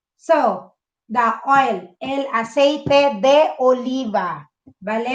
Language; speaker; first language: Spanish; non-native, fluent; Filipino